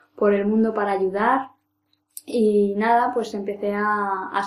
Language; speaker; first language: Spanish; native; Spanish